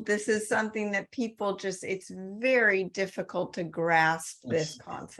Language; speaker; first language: English; native; English